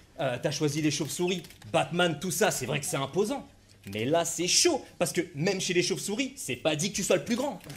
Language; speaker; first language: French; native; French